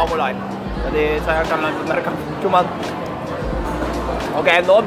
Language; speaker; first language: Indonesian; non-native, fluent; Norwegian